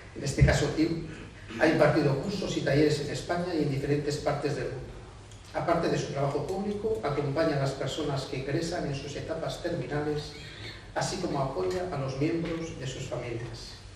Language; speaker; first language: Spanish; native; Spanish